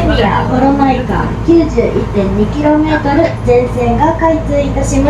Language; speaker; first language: Japanese; native; Japanese